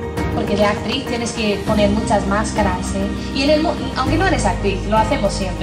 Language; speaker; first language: Spanish; non-native, fluent; English